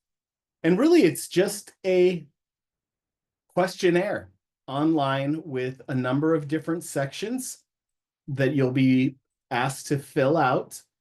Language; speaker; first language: English; native; English